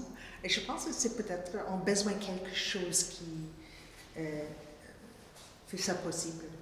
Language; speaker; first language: French; non-native, fluent; English